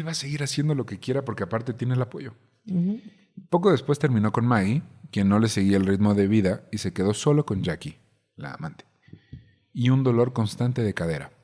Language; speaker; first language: Spanish; native; Spanish